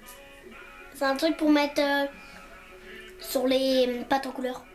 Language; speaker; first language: French; early bilingual, other home language; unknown